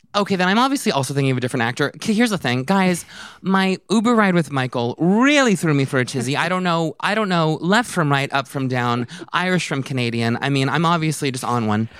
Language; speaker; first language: English; native; English